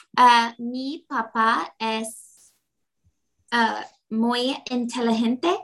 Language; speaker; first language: Spanish; non-native, learner; English